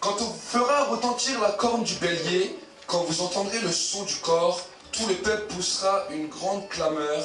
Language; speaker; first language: French; native; French